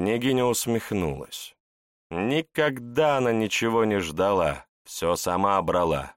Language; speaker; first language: Russian; native; Russian